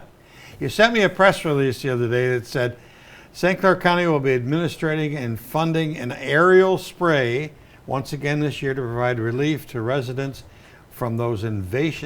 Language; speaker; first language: English; native; English